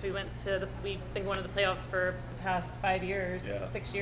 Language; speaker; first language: English; native; English